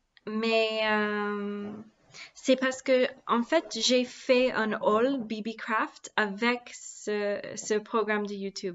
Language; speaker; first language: French; non-native, learner; English